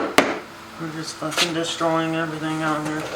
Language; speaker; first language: English; native; English